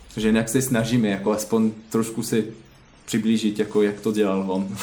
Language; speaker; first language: Czech; non-native, learner; French